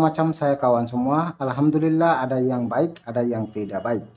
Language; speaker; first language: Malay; non-native, learner; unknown